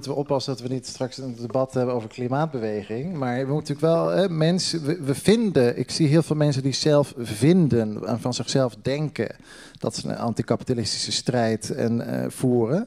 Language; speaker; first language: Dutch; native; Dutch